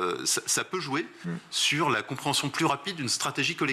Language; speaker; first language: French; native; French